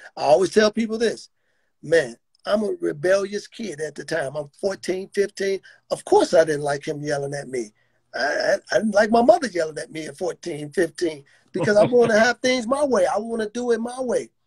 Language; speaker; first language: English; native; English